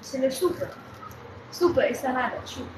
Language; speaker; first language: French; non-native, learner; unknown